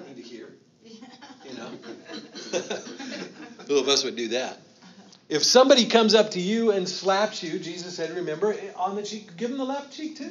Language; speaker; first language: English; native; English